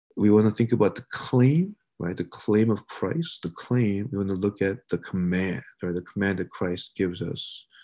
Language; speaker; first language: English; early bilingual, other home language; Korean